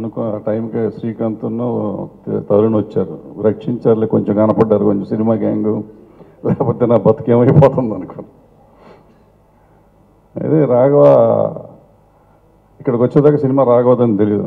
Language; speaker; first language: Telugu; native; Telugu